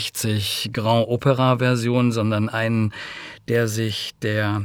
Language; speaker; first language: German; native; German